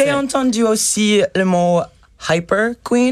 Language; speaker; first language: French; non-native, learner; English